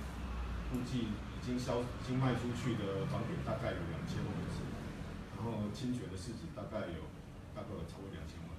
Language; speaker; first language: Chinese; native; Chinese